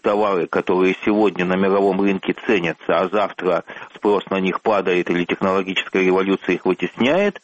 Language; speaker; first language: Russian; native; Russian